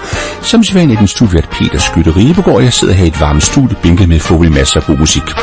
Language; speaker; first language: Danish; native; Danish